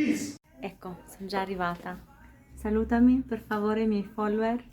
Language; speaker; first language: Italian; non-native, learner; Albanian